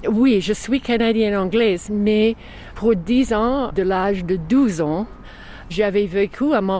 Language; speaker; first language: French; non-native, fluent; English